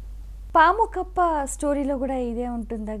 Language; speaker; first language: Telugu; native; Telugu